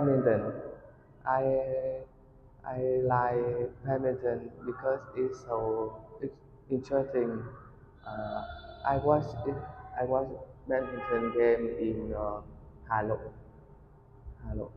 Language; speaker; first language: English; non-native, learner; Vietnamese